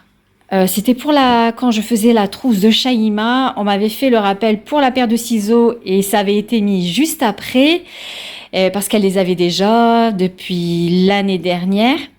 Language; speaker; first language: French; native; French